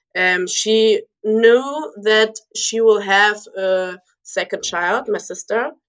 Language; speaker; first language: English; early bilingual, other home language; Russian